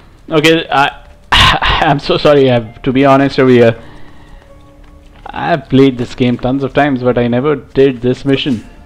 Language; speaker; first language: English; non-native, local second language; Hindi